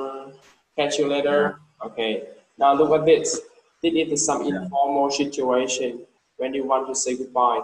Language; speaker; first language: English; non-native, learner; Vietnamese